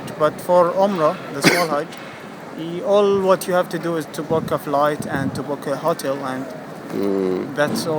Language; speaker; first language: English; non-native, fluent; Arabic